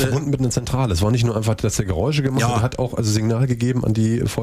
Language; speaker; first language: German; native; German